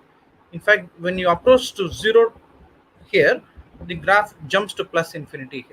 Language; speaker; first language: English; non-native, local second language; Tamil